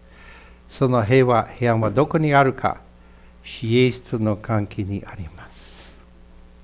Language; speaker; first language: Japanese; non-native, fluent; English